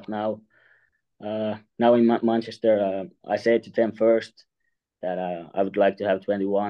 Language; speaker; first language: English; non-native, fluent; Finnish